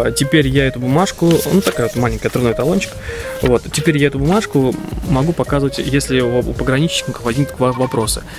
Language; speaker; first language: Russian; native; Russian